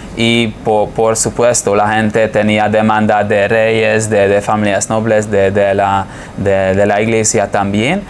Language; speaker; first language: Spanish; non-native, fluent; Hungarian